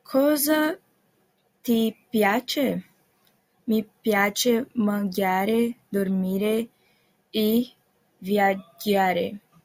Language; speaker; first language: Italian; non-native, learner; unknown